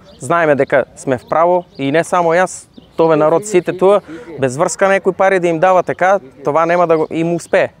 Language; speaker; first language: Macedonian; native; Macedonian